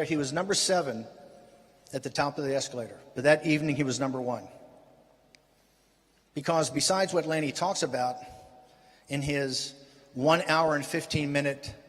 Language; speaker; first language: English; native; English